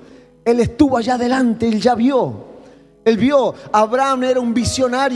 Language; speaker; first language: Spanish; native; Spanish